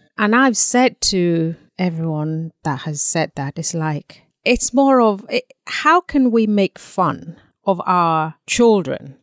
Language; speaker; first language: English; non-native, local second language; Yoruba